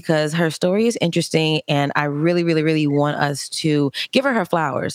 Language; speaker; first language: English; native; English